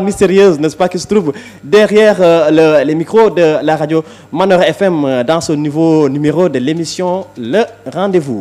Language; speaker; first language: French; non-native, local second language; Wolof